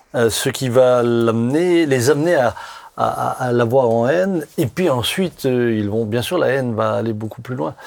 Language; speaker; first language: French; native; French